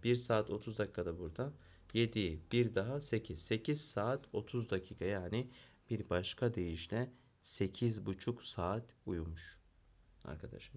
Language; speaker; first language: Turkish; native; Turkish